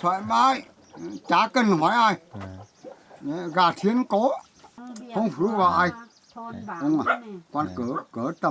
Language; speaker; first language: Vietnamese; native; Vietnamese